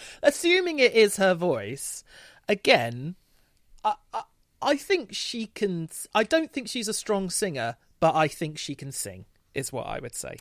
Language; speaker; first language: English; native; English